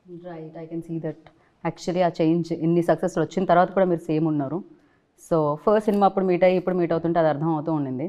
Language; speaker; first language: Telugu; native; Telugu